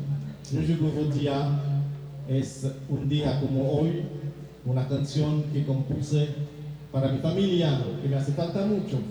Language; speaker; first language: Spanish; non-native, fluent; Haitian Creole